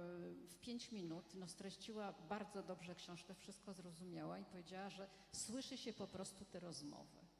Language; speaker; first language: Polish; non-native, fluent; French